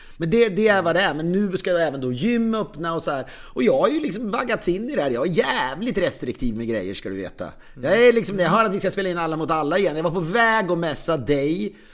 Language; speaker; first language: Swedish; native; Swedish